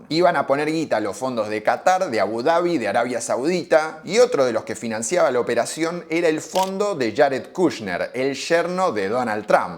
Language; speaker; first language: Spanish; native; Spanish